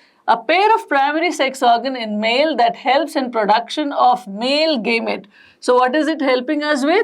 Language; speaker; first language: English; non-native, local second language; Hindi